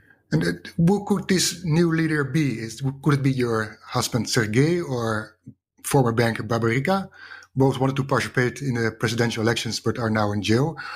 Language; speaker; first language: English; non-native, fluent; Dutch